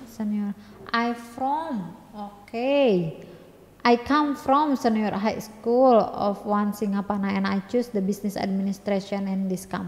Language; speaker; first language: English; non-native, learner; Indonesian